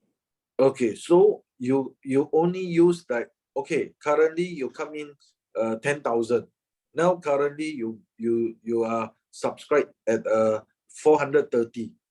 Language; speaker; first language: English; non-native, fluent; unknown